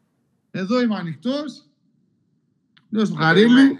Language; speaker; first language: Greek; non-native, local second language; Albanian